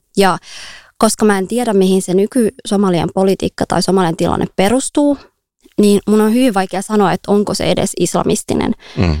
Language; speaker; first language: Finnish; early bilingual, other home language; Somali